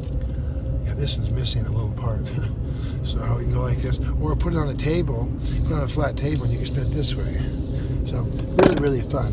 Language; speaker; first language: English; native; English